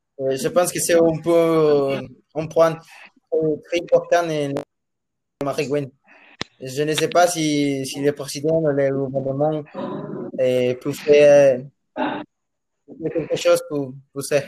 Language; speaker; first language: French; non-native, learner; Spanish